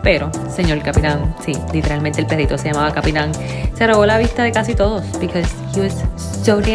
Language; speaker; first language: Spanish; native; Spanish